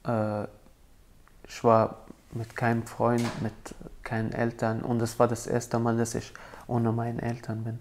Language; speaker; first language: German; non-native, fluent; Arabic